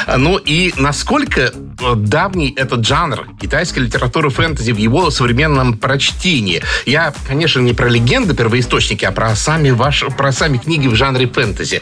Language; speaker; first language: Russian; native; Russian